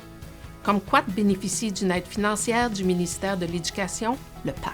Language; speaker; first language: French; native; French